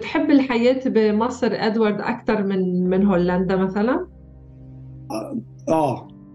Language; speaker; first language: Arabic; native; Arabic